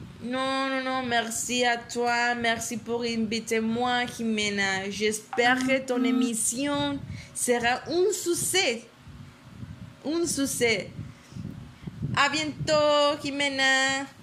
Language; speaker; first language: French; non-native, learner; Spanish